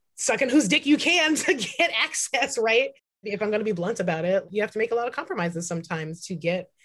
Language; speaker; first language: English; native; English